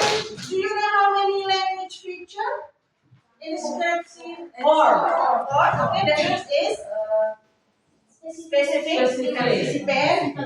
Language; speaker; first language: English; non-native, fluent; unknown